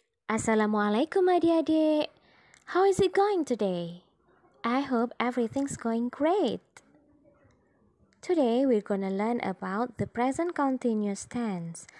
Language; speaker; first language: English; non-native, fluent; Indonesian